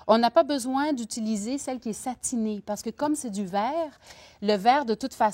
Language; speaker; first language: French; native; French